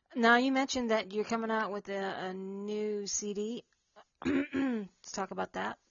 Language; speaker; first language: English; native; English